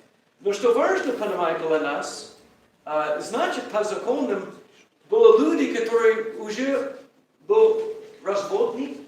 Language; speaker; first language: Russian; non-native, learner; English